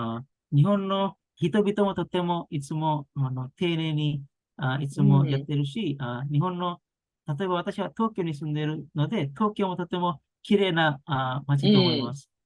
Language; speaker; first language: Japanese; non-native, learner; Bangla